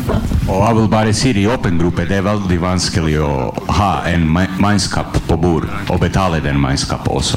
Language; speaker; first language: Norwegian; non-native, learner; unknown